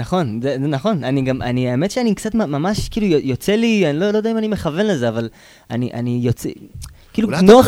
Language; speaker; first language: Hebrew; native; Hebrew